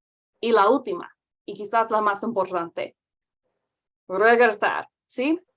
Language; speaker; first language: Spanish; non-native, learner; English